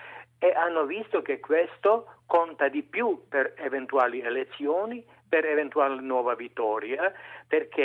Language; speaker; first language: Italian; non-native, fluent; Serbian